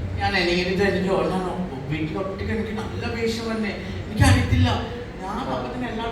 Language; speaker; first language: Malayalam; non-native, local second language; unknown